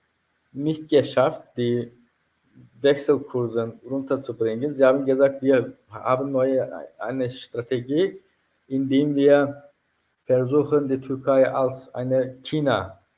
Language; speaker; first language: German; non-native, fluent; Turkish